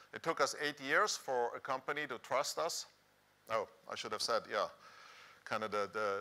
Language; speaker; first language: English; non-native, fluent; Swiss German